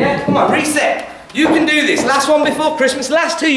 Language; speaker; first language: English; native; English